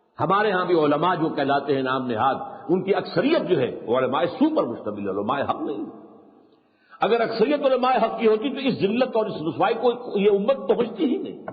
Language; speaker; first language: Urdu; native; Urdu